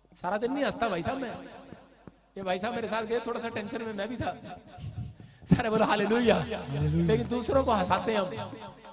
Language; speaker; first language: Hindi; non-native, local second language; Punjabi